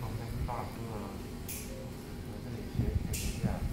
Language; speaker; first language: Chinese; native; Chinese